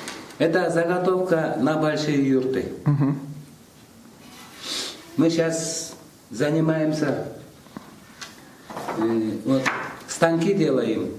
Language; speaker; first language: Russian; non-native, local second language; Kyrgyz